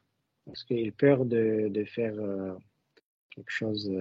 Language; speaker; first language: French; non-native, learner; Russian